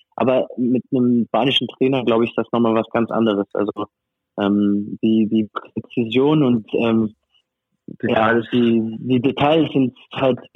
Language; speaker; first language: German; non-native, fluent; French